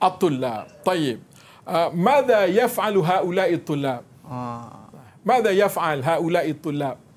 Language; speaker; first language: Arabic; non-native, fluent; Malay